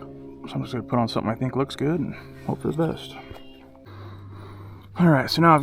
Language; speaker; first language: English; native; English